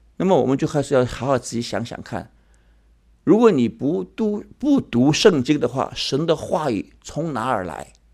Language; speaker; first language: Chinese; early bilingual, heritage; Chinese